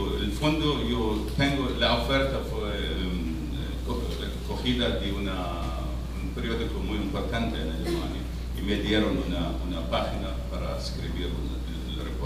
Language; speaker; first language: Spanish; non-native, fluent; Arabic